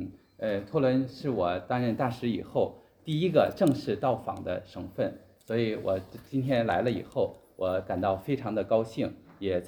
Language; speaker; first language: Polish; non-native, learner; Chinese